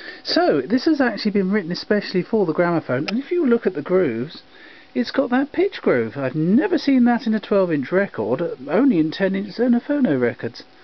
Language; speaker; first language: English; native; English